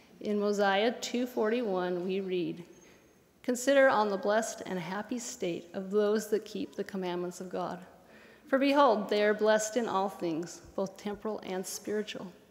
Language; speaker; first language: English; native; English